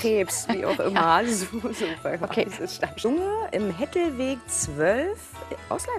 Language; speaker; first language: German; native; German